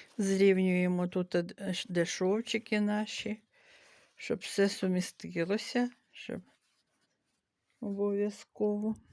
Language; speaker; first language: Ukrainian; native; Ukrainian